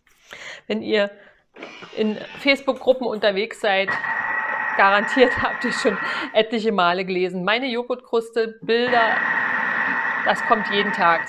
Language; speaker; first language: German; native; German